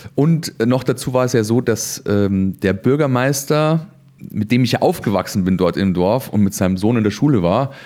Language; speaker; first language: German; native; German